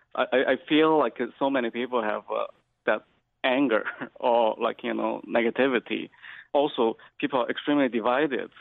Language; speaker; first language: English; non-native, fluent; Chinese